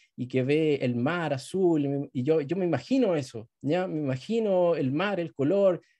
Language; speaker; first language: Spanish; native; Spanish